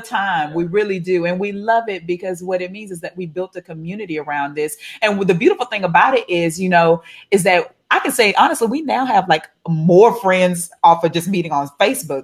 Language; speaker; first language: English; native; English